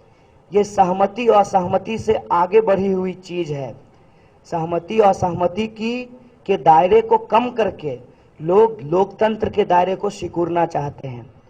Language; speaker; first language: Hindi; native; Hindi